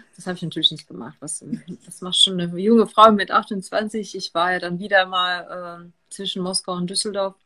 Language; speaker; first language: German; non-native, fluent; Russian